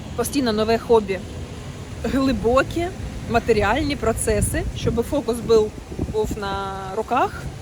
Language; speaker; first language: Ukrainian; non-native, local second language; Russian